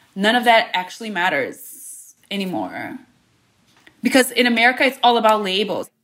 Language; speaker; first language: English; early bilingual, other home language; Bosnian